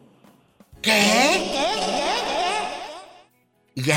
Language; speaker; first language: Spanish; native; Spanish